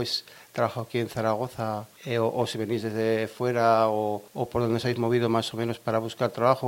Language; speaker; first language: Spanish; native; Spanish